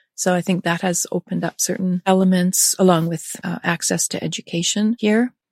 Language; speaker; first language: English; early bilingual, other home language; German